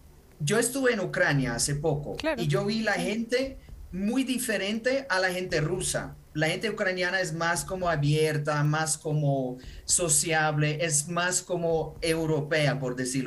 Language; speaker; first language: Spanish; non-native, fluent; Ukrainian